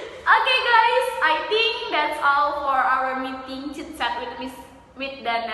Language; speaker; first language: English; non-native, learner; Indonesian